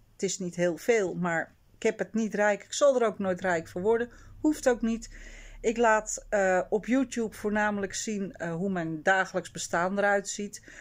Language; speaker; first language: Dutch; native; Dutch